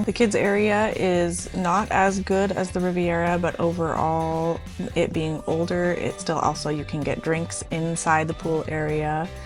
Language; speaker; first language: English; native; English